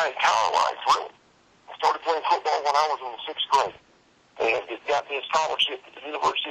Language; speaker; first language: English; native; English